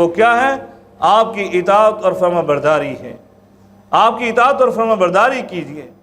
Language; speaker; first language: Urdu; non-native, local second language; Punjabi